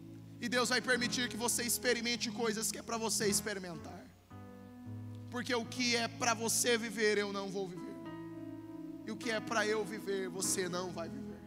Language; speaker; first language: Portuguese; native; Portuguese